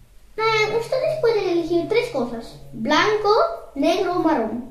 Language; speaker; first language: Spanish; early bilingual, heritage; Spanish